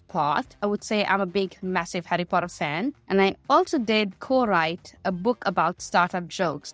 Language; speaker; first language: English; non-native, local second language; Sinhala